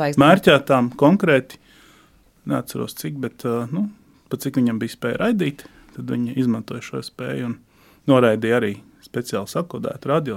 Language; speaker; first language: Latvian; native; Latvian